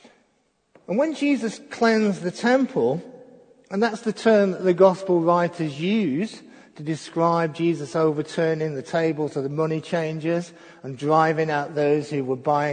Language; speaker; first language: English; native; English